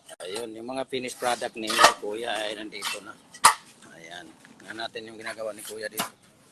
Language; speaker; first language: Filipino; native; Filipino